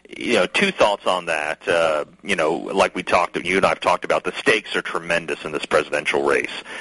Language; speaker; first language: English; native; English